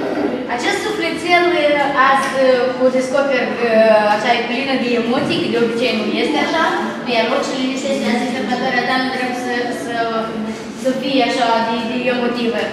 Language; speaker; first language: Romanian; native; Romanian